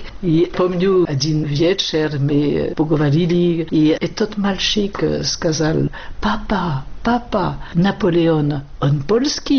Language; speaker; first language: Russian; non-native, learner; French